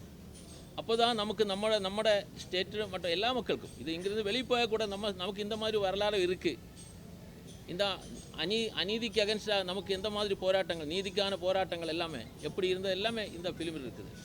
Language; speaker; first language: Tamil; non-native, learner; Malayalam